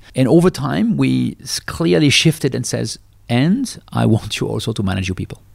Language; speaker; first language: English; non-native, fluent; French